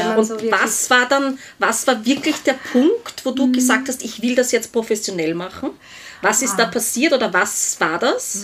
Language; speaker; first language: German; native; German